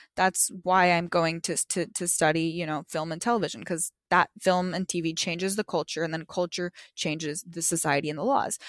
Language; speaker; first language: English; native; English